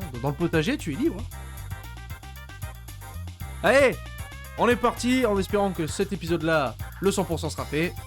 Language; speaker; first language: French; native; French